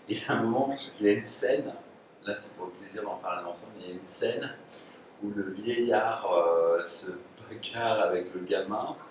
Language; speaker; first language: French; native; French